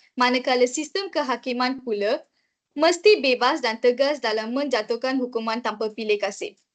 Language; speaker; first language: Malay; non-native, local second language; Tamil